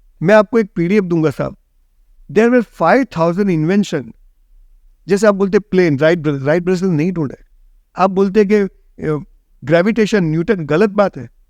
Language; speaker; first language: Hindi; non-native, local second language; Gujarati